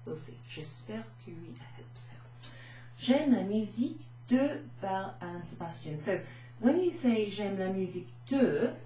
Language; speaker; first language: French; non-native, fluent; English